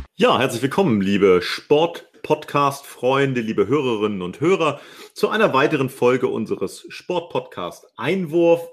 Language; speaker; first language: German; native; German